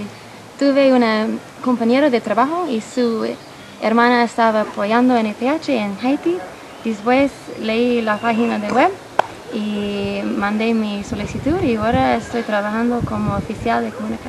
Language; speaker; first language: Spanish; non-native, fluent; English